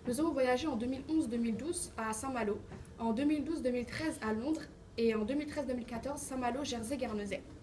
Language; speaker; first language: French; native; French